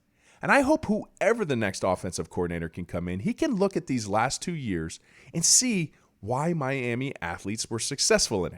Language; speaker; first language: English; native; English